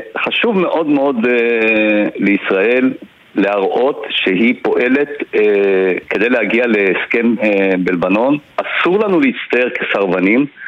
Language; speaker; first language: Hebrew; native; Hebrew